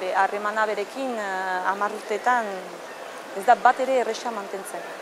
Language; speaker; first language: Basque; native; Basque